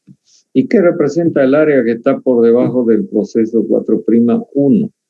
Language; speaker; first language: Spanish; native; Spanish